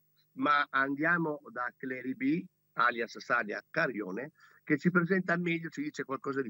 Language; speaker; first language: Italian; native; Italian